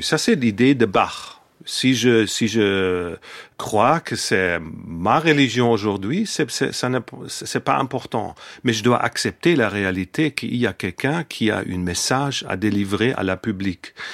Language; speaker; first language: French; non-native, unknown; German